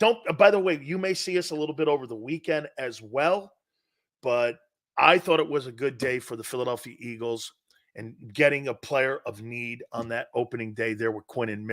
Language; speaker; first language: English; native; English